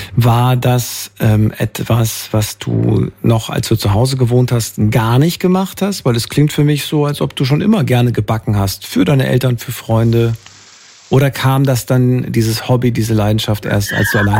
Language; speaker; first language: German; native; German